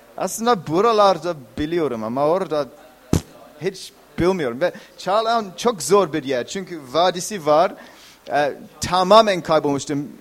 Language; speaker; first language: Turkish; non-native, fluent; English